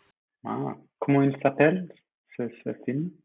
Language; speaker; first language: French; non-native, fluent; English